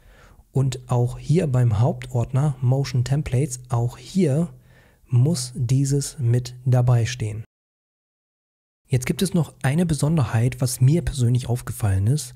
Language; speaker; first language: German; native; German